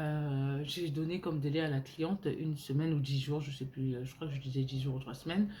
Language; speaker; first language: French; native; French